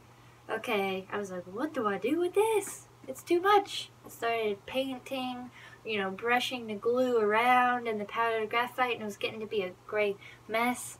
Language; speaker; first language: English; native; English